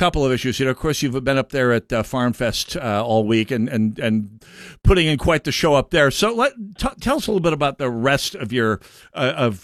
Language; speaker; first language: English; native; English